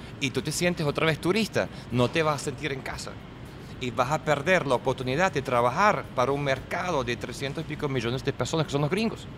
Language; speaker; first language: Spanish; non-native, fluent; German